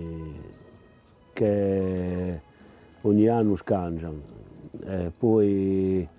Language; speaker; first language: Italian; non-native, local second language; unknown